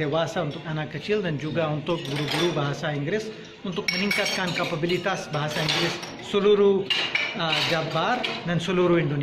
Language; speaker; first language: Indonesian; non-native, fluent; English